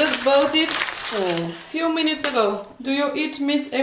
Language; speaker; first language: English; non-native, learner; French